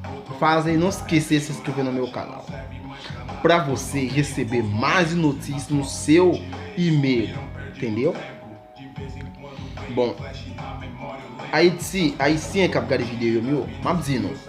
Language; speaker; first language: Portuguese; non-native, learner; Haitian Creole